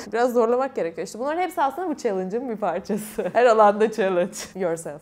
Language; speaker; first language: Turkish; native; Turkish